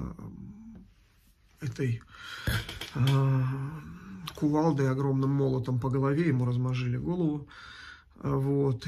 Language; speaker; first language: Russian; native; Russian